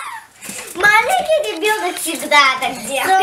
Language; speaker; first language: Russian; early bilingual, heritage; Russian